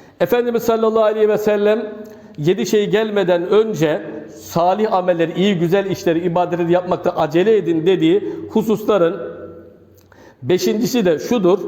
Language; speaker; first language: Turkish; native; Turkish